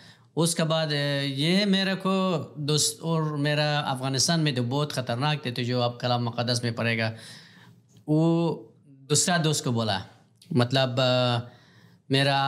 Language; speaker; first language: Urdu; non-native, learner; Pashto